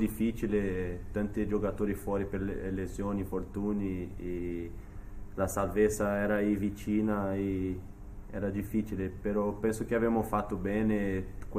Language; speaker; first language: Italian; non-native, fluent; Portuguese